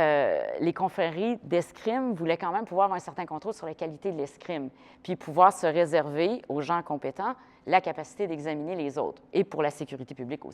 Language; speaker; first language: French; native; French